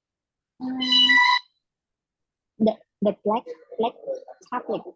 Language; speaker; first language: English; non-native, learner; Vietnamese